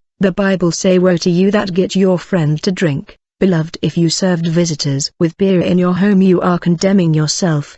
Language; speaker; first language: English; non-native, fluent; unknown